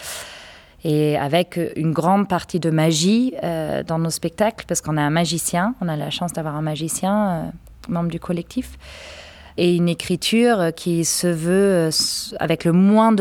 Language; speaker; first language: French; non-native, fluent; German